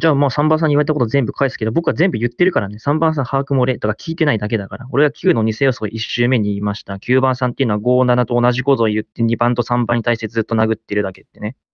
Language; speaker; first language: Japanese; native; Japanese